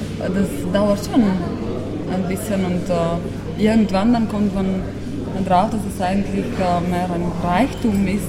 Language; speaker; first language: German; non-native, local second language; Ladin